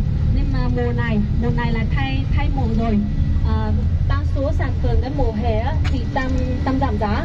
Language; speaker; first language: Vietnamese; non-native, fluent; Chinese